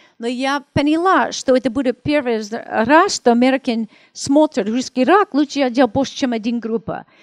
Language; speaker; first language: Russian; non-native, learner; English